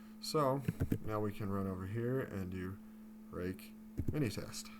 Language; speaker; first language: English; native; English